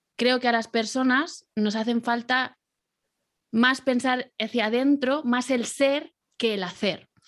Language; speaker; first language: Spanish; native; Spanish